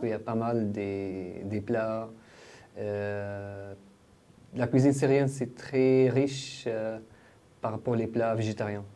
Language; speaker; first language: French; non-native, fluent; Arabic